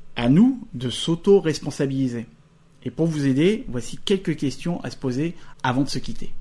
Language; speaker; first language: French; native; French